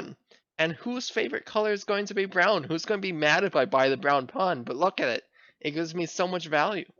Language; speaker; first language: English; native; English